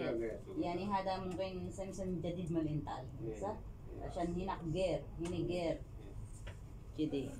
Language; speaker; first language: Arabic; non-native, learner; Filipino